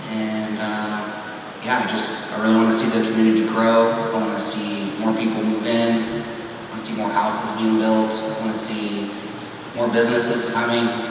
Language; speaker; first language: English; native; English